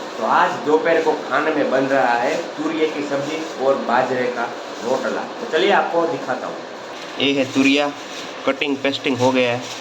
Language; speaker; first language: Hindi; non-native, local second language; Gujarati